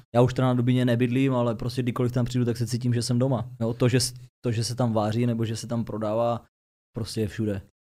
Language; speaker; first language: Czech; native; Czech